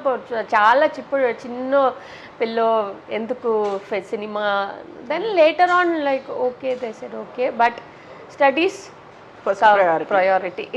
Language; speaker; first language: Telugu; non-native, local second language; Tamil